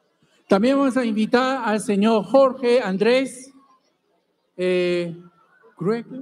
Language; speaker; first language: Spanish; non-native, fluent; Chinese